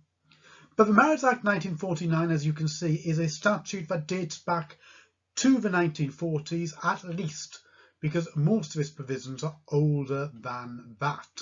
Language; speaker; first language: English; native; English